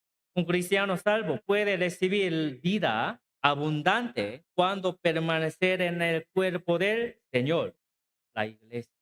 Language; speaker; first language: Spanish; non-native, learner; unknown